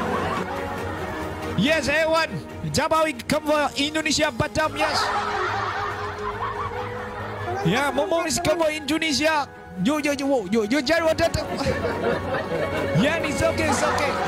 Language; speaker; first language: English; non-native, learner; Chinese